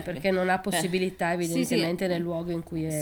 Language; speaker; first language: Italian; native; Italian